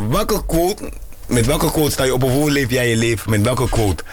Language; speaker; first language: Dutch; native; Dutch